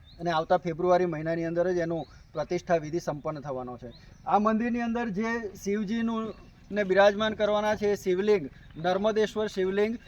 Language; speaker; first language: Gujarati; native; Gujarati